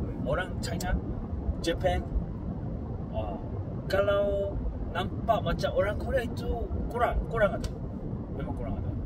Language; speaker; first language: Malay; non-native, fluent; Korean